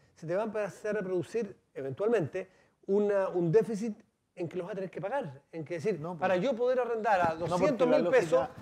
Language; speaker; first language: Spanish; native; Spanish